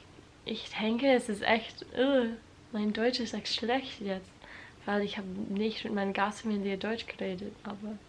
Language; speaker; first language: German; non-native, learner; English